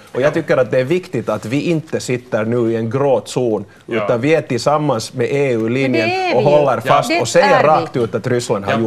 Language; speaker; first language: Swedish; native; Swedish